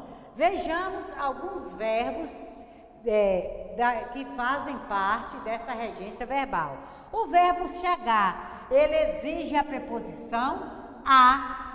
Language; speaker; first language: Portuguese; native; Portuguese